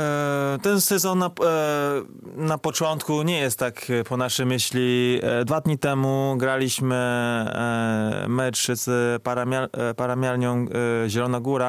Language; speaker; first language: Polish; non-native, fluent; Chinese